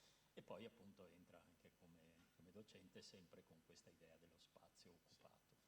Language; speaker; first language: Italian; native; Italian